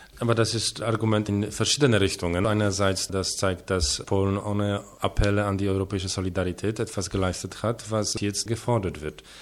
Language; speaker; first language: German; non-native, fluent; Polish